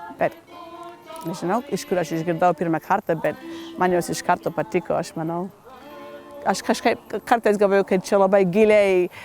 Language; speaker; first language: Lithuanian; early bilingual, heritage; English